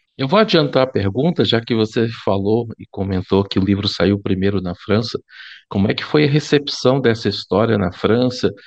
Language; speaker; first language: Portuguese; native; Portuguese